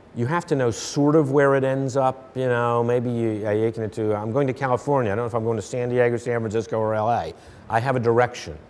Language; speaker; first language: English; native; English